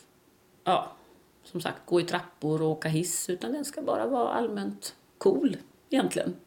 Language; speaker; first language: Swedish; native; Swedish